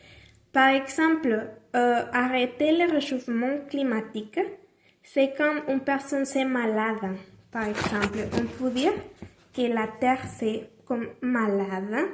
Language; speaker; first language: French; non-native, learner; Spanish